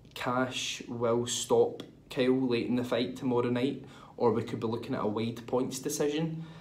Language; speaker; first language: English; native; English